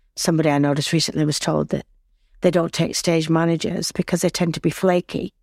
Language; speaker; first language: English; native; English